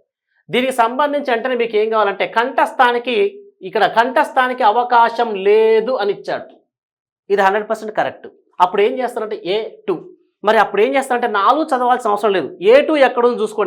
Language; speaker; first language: Telugu; native; Telugu